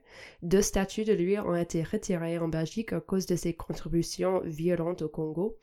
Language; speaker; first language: French; non-native, fluent; English